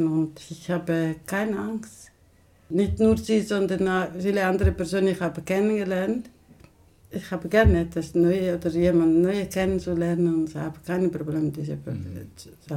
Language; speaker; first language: German; non-native, learner; Somali